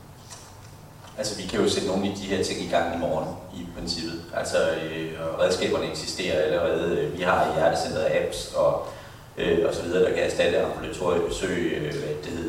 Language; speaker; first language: Danish; native; Danish